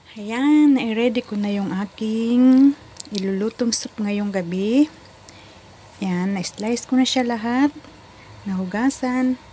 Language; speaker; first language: Filipino; non-native, local second language; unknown